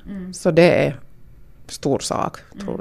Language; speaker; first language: Swedish; non-native, local second language; Finnish